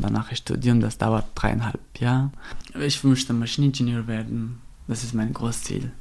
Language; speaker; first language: German; non-native, fluent; Persian